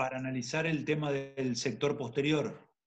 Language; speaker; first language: Spanish; native; Spanish